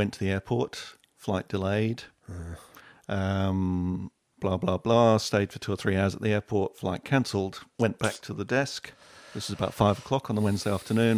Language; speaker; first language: English; native; English